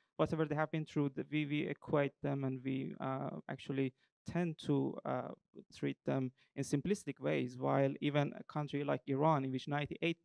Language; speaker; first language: English; non-native, fluent; Persian